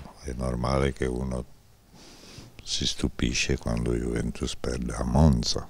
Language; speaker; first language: Italian; non-native, fluent; Czech